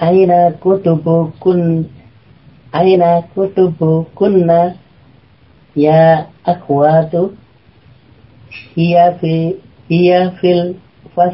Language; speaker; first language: Arabic; non-native, learner; Indonesian